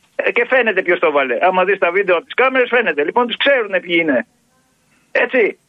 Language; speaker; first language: Greek; non-native, fluent; Polish